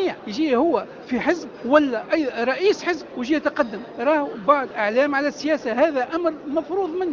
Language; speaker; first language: Arabic; native; Arabic